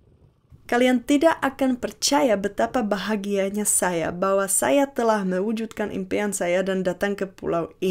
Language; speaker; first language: Indonesian; non-native, fluent; Czech